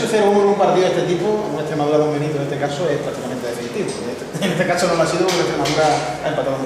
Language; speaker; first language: Spanish; native; Spanish